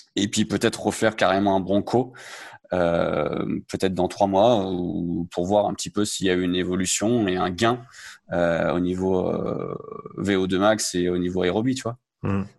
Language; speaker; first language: French; native; French